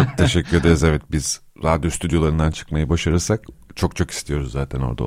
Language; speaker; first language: Turkish; native; Turkish